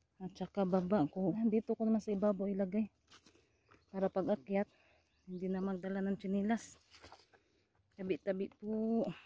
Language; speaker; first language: Filipino; non-native, local second language; Cebuano